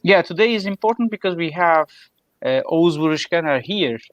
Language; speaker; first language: English; non-native, fluent; Turkish